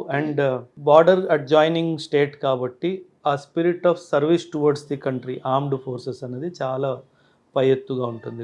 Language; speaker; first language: Telugu; native; Telugu